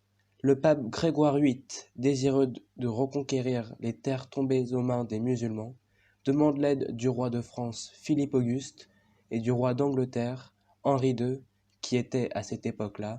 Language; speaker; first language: French; native; French